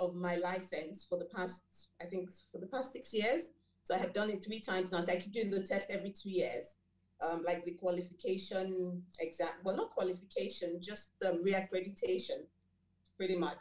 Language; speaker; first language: English; non-native, local second language; Yoruba